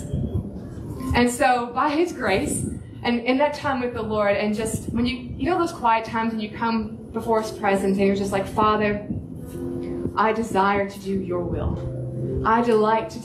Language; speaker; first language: English; native; English